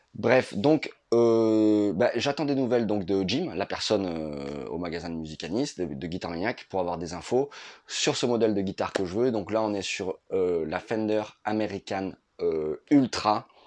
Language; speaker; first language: French; native; French